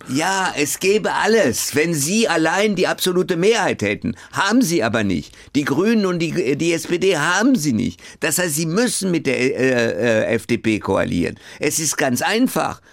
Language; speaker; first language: German; early bilingual, other home language; French